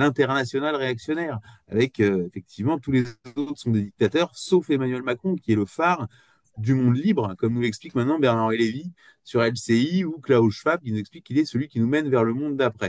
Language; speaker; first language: French; native; French